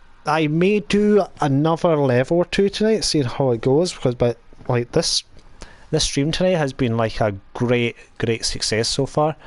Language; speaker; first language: English; native; English